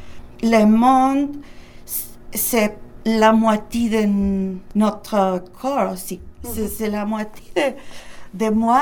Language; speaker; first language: French; non-native, learner; Spanish